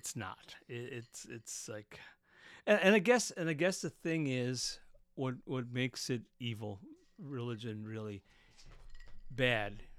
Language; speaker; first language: English; native; English